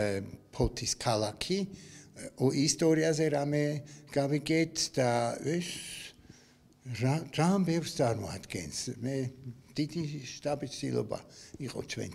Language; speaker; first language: Georgian; non-native, learner; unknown